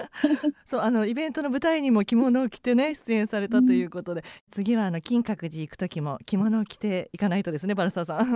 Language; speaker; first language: Japanese; native; Japanese